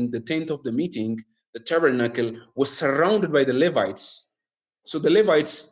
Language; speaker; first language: English; non-native, local second language; Amharic